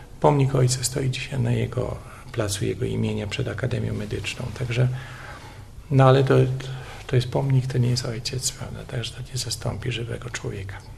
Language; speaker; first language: Polish; native; Polish